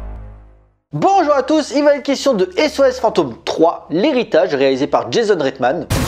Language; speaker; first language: French; native; French